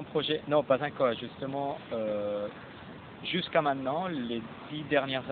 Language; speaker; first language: French; non-native, fluent; Spanish